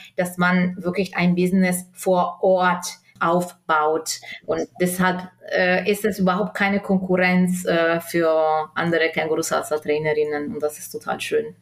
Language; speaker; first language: German; non-native, local second language; Italian